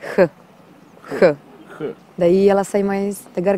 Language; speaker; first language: Portuguese; non-native, fluent; Czech